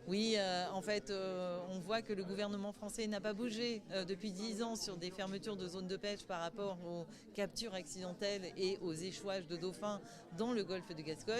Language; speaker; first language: French; native; French